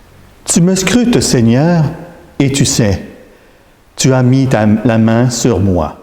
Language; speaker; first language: French; native; French